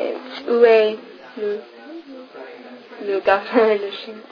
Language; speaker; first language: French; non-native, learner; English